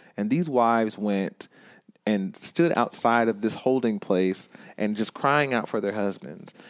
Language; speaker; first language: English; native; English